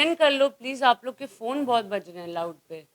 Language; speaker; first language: Hindi; native; Hindi